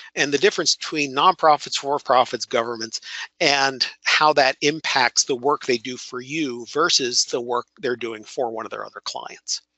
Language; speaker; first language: English; native; English